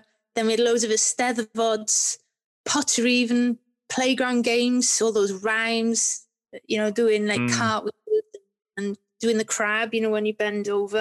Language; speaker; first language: English; native; English